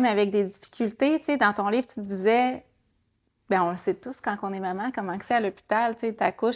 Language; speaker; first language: French; native; French